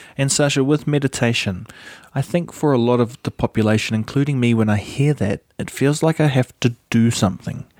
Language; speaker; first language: English; native; English